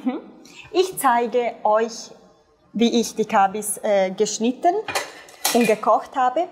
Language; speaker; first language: German; non-native, fluent; Italian